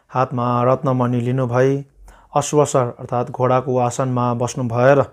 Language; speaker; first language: Nepali; non-native, local second language; Sherpa